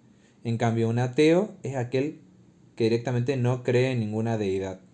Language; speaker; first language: Spanish; native; Spanish